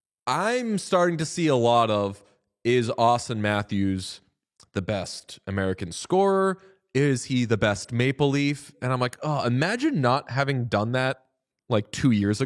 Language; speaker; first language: English; native; English